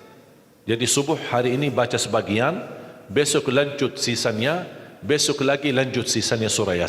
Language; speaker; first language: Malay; non-native, fluent; Arabic